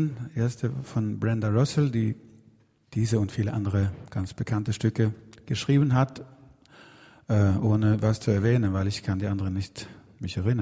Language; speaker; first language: German; non-native, learner; Swedish